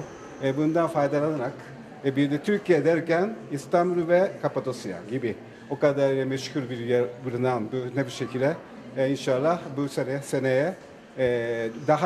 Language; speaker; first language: Turkish; non-native, fluent; Japanese